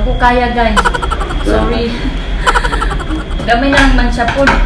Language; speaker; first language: Filipino; non-native, local second language; Cebuano